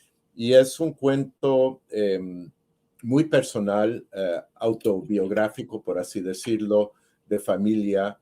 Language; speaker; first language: Spanish; early bilingual, heritage; Spanish